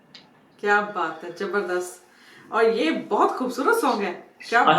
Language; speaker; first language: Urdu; non-native, local second language; Punjabi